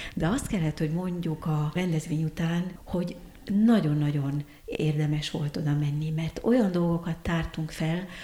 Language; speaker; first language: Hungarian; early bilingual, heritage; Hungarian